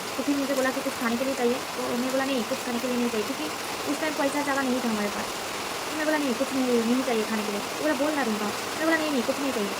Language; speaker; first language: Hindi; non-native, local second language; Bangla